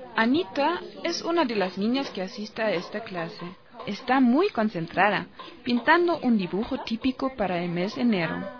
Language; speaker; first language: Spanish; non-native, fluent; German